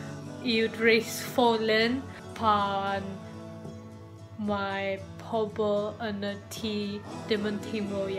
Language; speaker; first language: Welsh; non-native, learner; Malay